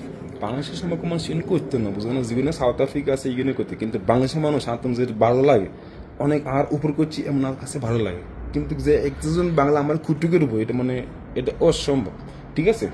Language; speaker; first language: Bangla; non-native, fluent; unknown